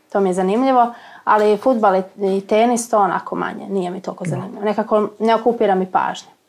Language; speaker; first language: Serbian; native; Serbian